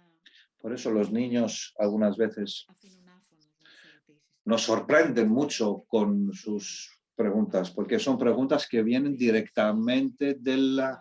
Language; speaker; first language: Spanish; non-native, fluent; Greek